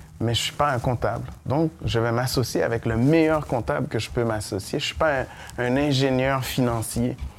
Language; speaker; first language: French; early bilingual, other home language; Haitian Creole